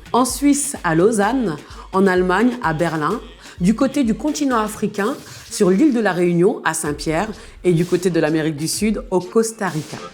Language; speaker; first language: French; early bilingual, other home language; Bambara